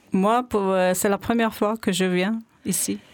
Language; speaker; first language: French; non-native, learner; Arabic